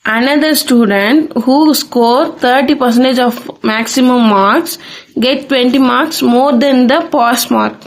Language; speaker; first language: English; non-native, local second language; Tamil